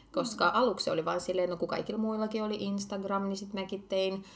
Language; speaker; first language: Finnish; early bilingual, other home language; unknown